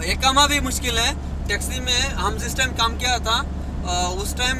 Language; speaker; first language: Hindi; non-native, fluent; Bangla